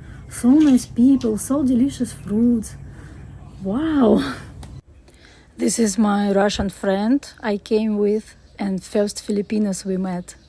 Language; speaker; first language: English; non-native, fluent; Russian